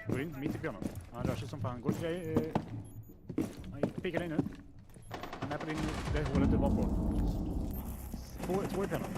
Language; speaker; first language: Swedish; native; Swedish